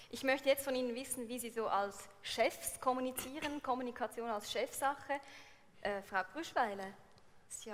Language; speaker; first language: German; native; German